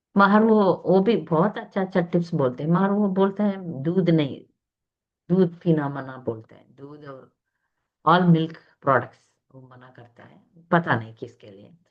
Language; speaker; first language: Hindi; non-native, local second language; Tamil